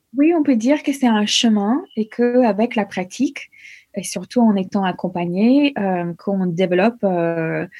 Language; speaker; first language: French; non-native, fluent; English